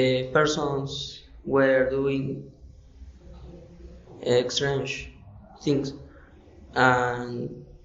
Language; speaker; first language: English; non-native, learner; Spanish